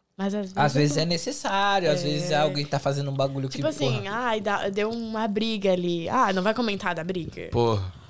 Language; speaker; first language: Portuguese; native; Portuguese